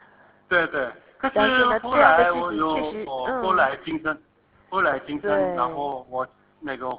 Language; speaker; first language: Chinese; non-native, fluent; Korean